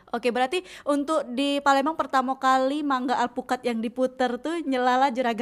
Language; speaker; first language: Indonesian; native; Indonesian